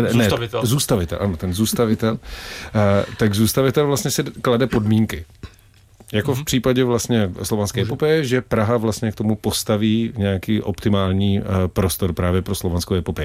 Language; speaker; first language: Czech; native; Czech